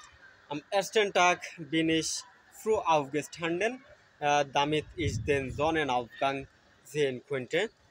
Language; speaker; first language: German; non-native, learner; Bangla